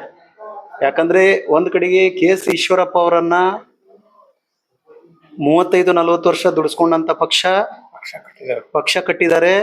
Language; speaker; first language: Kannada; native; Kannada